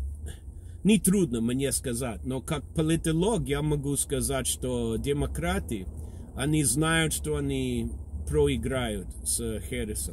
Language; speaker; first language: Russian; non-native, fluent; English